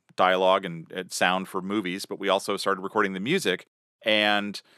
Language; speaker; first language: English; native; English